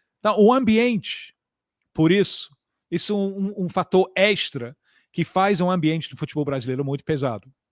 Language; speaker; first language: Portuguese; non-native, fluent; English